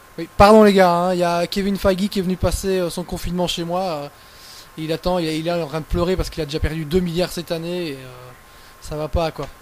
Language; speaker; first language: French; native; French